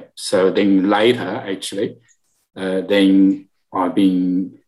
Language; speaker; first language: English; non-native, learner; Chinese